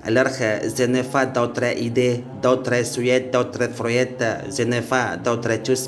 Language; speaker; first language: French; non-native, learner; Indonesian